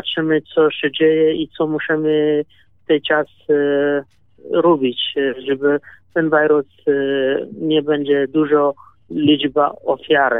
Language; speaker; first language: Polish; non-native, learner; Kurdish